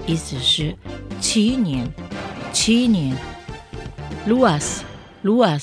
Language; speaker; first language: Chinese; non-native, fluent; Indonesian